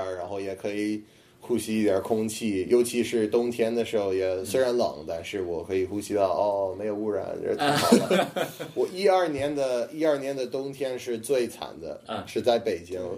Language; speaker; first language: Chinese; non-native, fluent; English